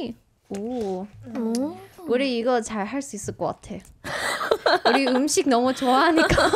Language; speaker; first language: Korean; non-native, fluent; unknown